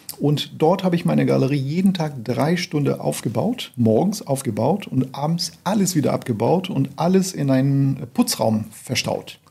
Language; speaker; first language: German; non-native, fluent; Portuguese